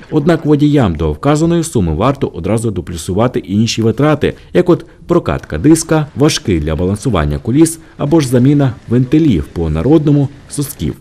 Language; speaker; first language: Ukrainian; native; Ukrainian